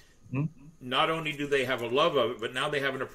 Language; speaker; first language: English; native; English